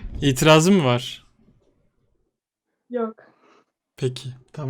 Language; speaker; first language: Turkish; native; Turkish